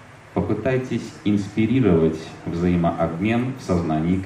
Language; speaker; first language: Russian; native; Russian